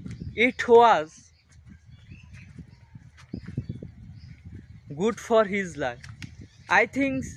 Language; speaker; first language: English; non-native, learner; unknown